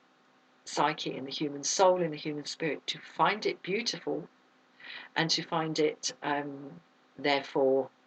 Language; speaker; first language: English; native; English